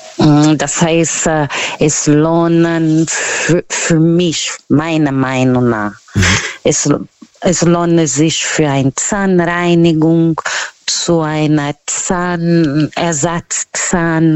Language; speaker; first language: German; non-native, learner; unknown